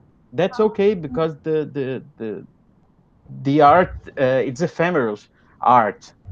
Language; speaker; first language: English; non-native, fluent; Portuguese